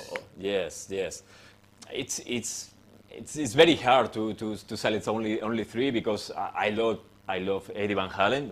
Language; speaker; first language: English; non-native, fluent; Spanish